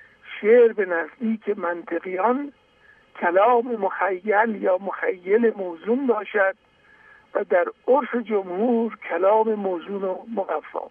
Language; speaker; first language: Persian; native; Persian